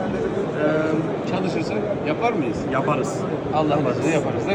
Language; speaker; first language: Turkish; native; Turkish